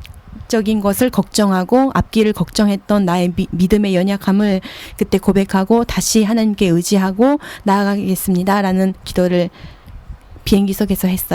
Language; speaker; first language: Korean; early bilingual, heritage; Korean